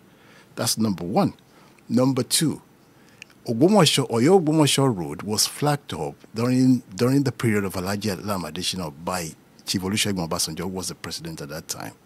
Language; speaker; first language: English; non-native, local second language; Yoruba